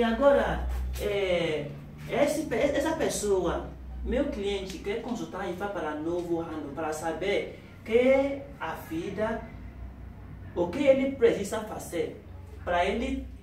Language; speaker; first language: Portuguese; non-native, learner; Yoruba